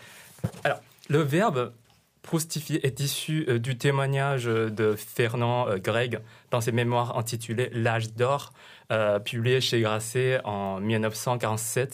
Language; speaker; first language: French; non-native, fluent; Chinese